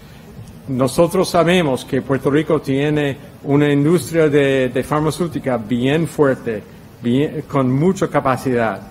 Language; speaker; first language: Spanish; non-native, fluent; English